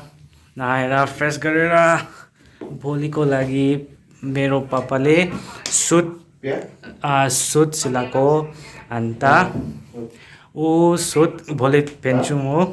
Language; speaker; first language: Nepali; non-native, learner; Karbi